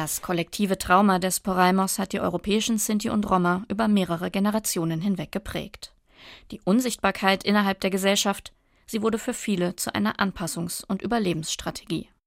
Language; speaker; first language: German; native; German